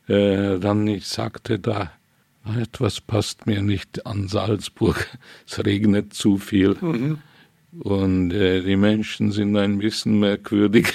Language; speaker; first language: German; non-native, fluent; Hungarian